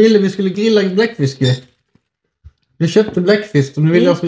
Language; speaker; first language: Swedish; native; Swedish